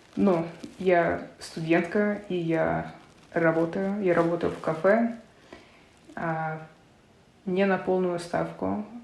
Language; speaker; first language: Russian; non-native, learner; English